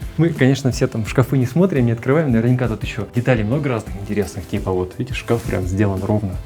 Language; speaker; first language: Russian; native; Russian